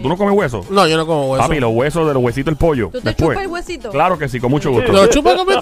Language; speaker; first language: Spanish; native; Spanish